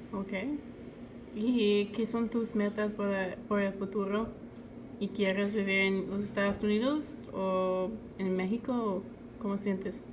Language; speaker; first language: Spanish; non-native, learner; English